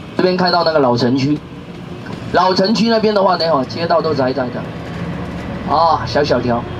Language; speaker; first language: Chinese; non-native, fluent; Vietnamese